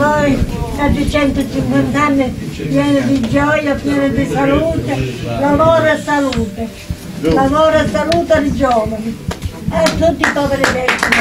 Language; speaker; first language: Italian; non-native, local second language; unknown